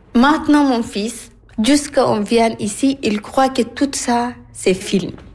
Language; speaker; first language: French; non-native, learner; Arabic